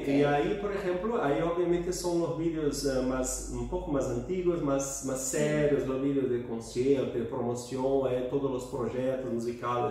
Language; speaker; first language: Spanish; non-native, fluent; Portuguese